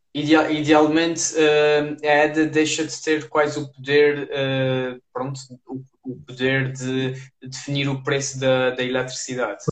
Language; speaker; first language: Portuguese; native; Portuguese